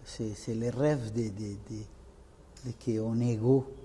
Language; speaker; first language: French; non-native, fluent; Spanish